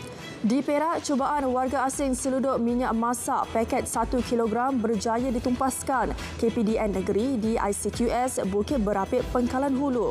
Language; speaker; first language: Malay; native; Malay